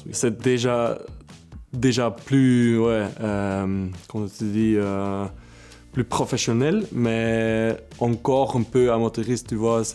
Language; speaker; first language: French; non-native, local second language; Dutch